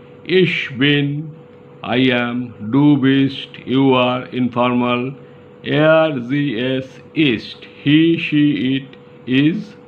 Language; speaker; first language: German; non-native, fluent; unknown